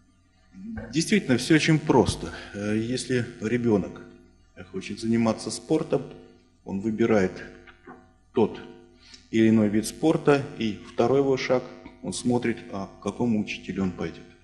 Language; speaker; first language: Russian; native; Russian